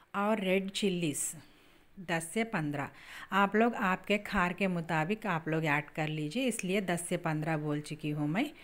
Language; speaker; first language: Hindi; native; Hindi